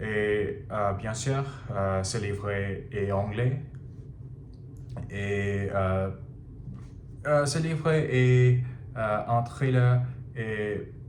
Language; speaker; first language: French; non-native, learner; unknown